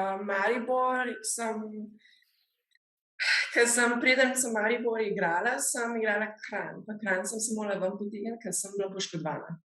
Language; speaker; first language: Slovenian; early bilingual, heritage; Slovenian